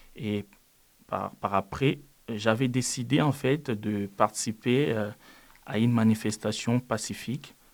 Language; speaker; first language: French; non-native, local second language; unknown